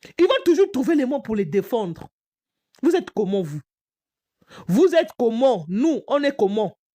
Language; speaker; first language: French; non-native, local second language; Lingala